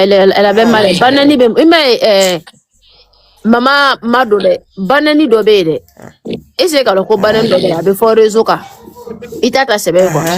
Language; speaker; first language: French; non-native, local second language; Mandingo